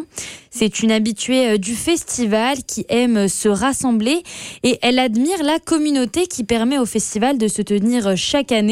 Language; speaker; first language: French; native; French